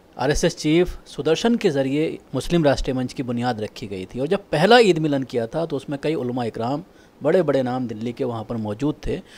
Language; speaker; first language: Urdu; native; Urdu